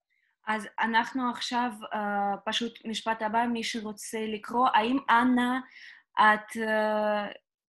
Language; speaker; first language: Hebrew; non-native, fluent; Russian